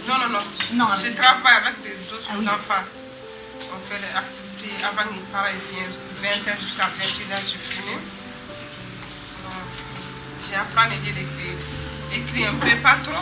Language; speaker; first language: French; non-native, learner; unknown